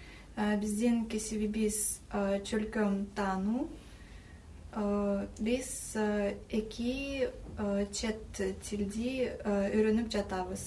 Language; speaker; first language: Kyrgyz; non-native, learner; Russian